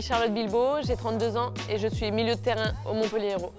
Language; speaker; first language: French; native; French